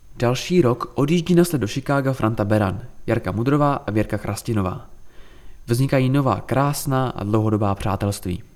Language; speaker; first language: Czech; native; Czech